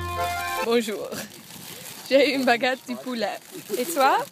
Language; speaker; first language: French; non-native, learner; Dutch